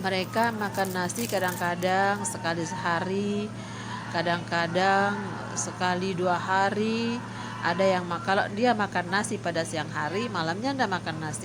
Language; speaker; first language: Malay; non-native, local second language; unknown